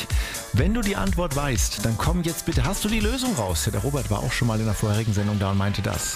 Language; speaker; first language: German; native; German